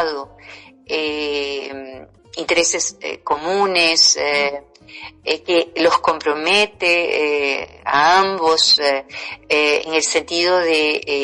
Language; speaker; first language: Spanish; non-native, fluent; Portuguese